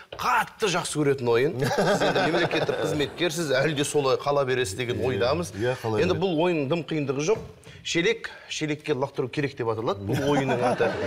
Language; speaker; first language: Kazakh; native; Kazakh